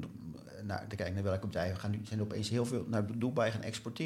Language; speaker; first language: Dutch; native; Dutch